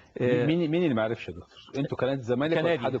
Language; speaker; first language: Arabic; native; Arabic